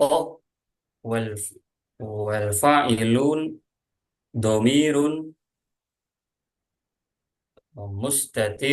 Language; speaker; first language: Arabic; non-native, learner; Indonesian